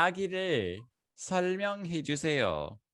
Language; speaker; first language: Korean; non-native, fluent; English